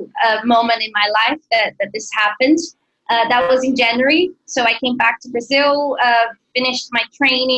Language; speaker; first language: English; non-native, fluent; Portuguese